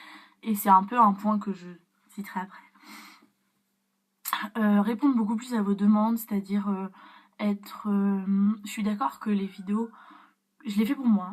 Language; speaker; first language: French; native; French